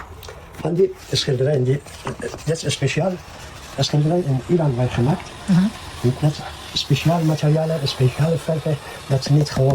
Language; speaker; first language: Dutch; non-native, learner; Persian